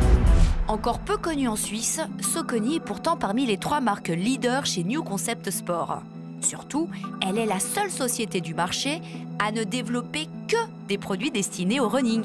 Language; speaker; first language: French; native; French